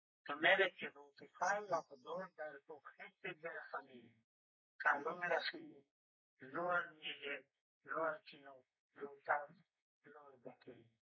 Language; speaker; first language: Hebrew; non-native, fluent; Hungarian